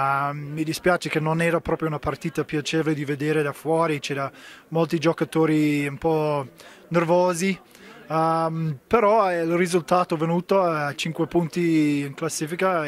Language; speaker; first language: Italian; non-native, fluent; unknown